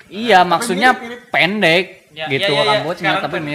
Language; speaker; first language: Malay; non-native, local second language; Sundanese